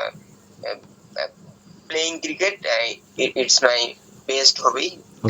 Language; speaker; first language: English; non-native, learner; Bangla